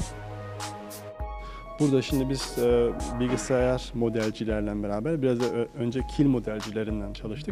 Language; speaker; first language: Turkish; native; Turkish